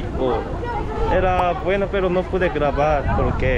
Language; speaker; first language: Spanish; non-native, learner; Korean